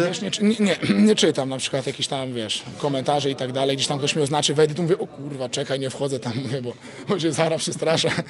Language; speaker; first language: Polish; native; Polish